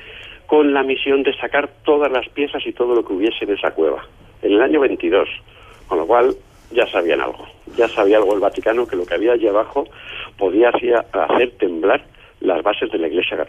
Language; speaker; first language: Spanish; native; Spanish